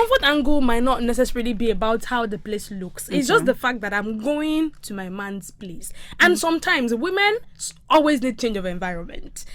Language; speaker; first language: English; non-native, local second language; Yoruba